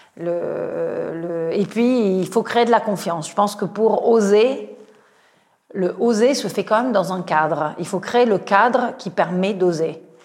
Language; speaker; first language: French; non-native, fluent; Italian